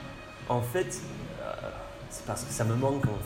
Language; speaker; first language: French; non-native, learner; English